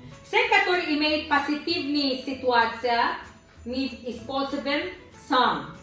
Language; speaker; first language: Russian; non-native, learner; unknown